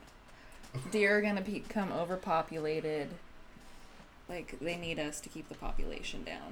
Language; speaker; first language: English; native; English